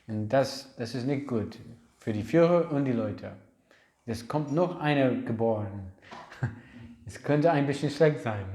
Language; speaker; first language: German; non-native, learner; English